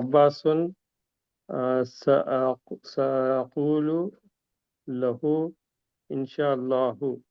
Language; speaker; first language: Arabic; non-native, learner; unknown